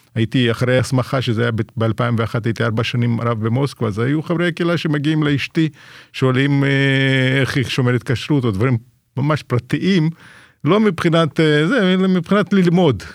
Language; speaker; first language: Hebrew; non-native, fluent; Russian